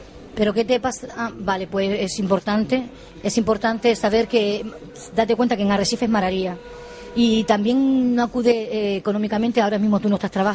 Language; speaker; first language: Spanish; native; Spanish